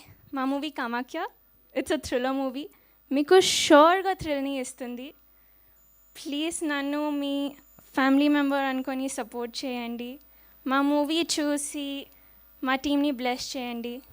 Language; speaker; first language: Telugu; non-native, learner; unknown